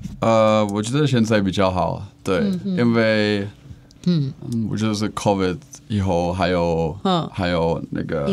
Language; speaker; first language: Chinese; non-native, learner; Czech